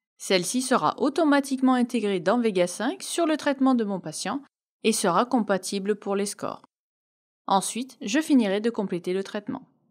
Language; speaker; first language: French; native; French